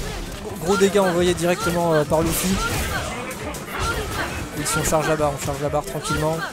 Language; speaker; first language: French; native; French